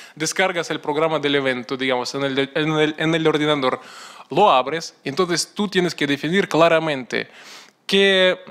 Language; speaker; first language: Spanish; non-native, fluent; Russian